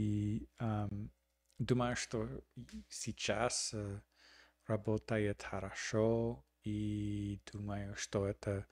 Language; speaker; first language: Russian; non-native, learner; English